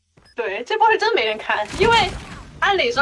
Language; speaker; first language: Chinese; native; Chinese